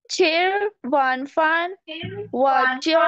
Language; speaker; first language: Chinese; non-native, learner; Urdu